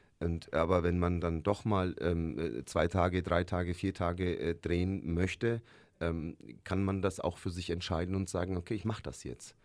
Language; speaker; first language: German; early bilingual, other home language; Turkish